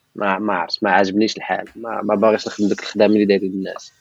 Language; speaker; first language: Arabic; non-native, local second language; Tachelhit